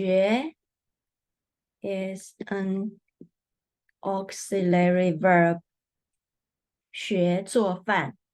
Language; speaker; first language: English; non-native, fluent; Chinese